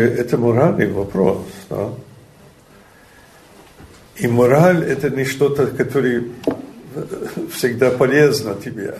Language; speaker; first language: Russian; non-native, learner; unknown